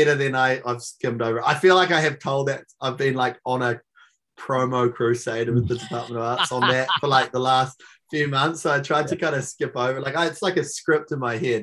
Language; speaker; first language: English; native; English